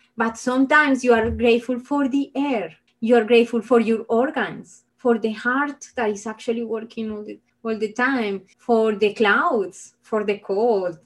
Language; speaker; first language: English; non-native, fluent; Spanish